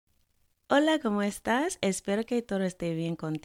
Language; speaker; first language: Spanish; non-native, fluent; English